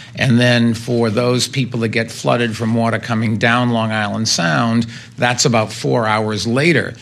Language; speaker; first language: English; native; English